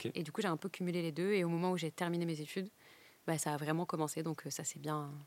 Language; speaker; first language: French; native; French